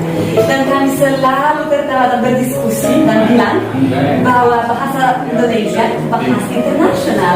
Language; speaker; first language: Indonesian; non-native, fluent; Polish